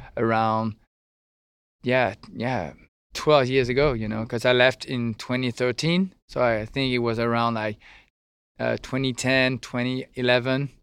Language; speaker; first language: English; non-native, fluent; French